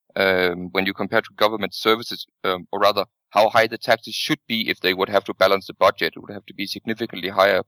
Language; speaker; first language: English; non-native, fluent; Danish